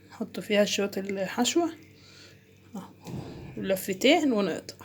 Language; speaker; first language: Arabic; native; Arabic